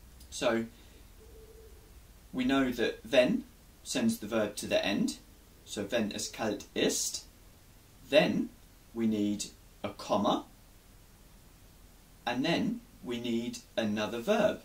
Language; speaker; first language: English; native; English